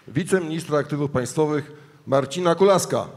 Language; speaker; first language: Polish; native; Polish